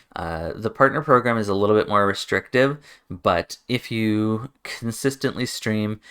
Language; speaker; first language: English; native; English